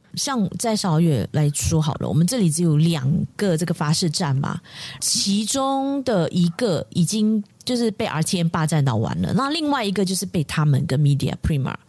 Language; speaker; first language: Chinese; native; Chinese